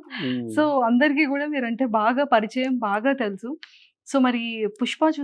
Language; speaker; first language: Telugu; native; Telugu